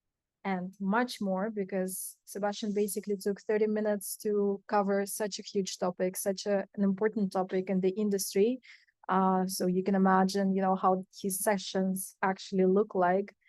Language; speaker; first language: English; non-native, fluent; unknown